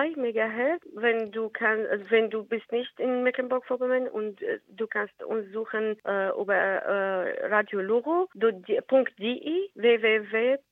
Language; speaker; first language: German; non-native, learner; Arabic